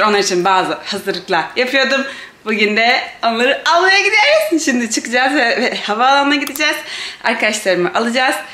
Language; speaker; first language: Turkish; native; Turkish